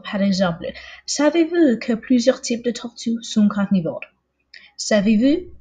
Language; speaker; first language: French; non-native, local second language; English